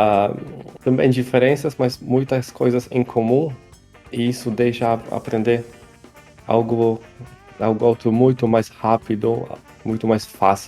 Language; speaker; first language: Portuguese; non-native, fluent; Polish